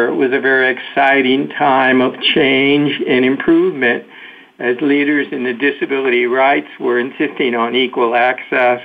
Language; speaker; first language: English; native; English